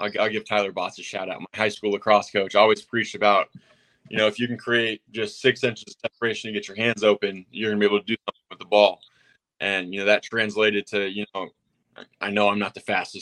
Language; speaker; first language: English; native; English